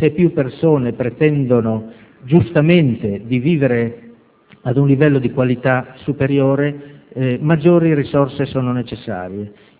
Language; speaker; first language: Italian; native; Italian